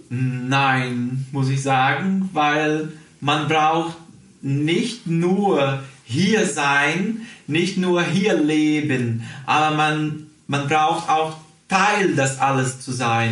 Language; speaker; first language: German; early bilingual, heritage; Portuguese